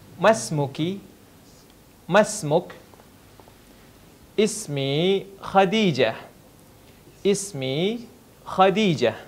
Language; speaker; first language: Arabic; non-native, fluent; Indonesian